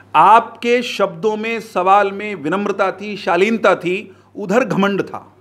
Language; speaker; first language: Hindi; native; Hindi